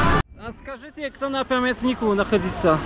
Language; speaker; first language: Russian; non-native, learner; Polish